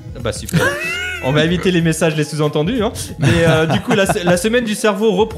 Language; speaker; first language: French; native; French